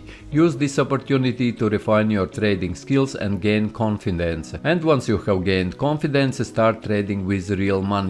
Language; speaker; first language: English; non-native, fluent; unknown